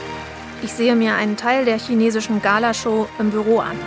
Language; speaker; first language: German; native; German